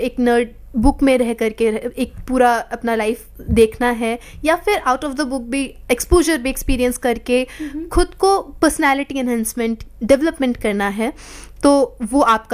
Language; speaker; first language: Hindi; native; Hindi